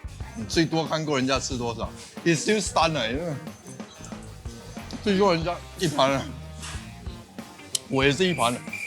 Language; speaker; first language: Chinese; non-native, local second language; English